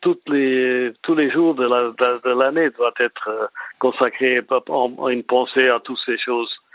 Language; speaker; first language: French; non-native, fluent; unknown